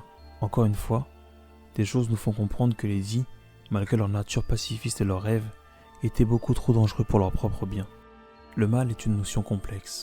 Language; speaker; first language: French; native; French